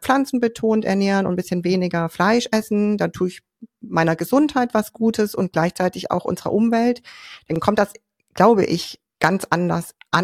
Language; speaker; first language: German; native; German